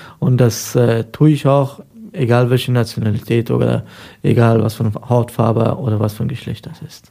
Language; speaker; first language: German; non-native, fluent; Persian